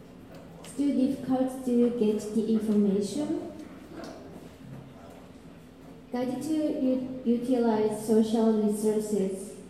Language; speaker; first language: English; non-native, learner; Japanese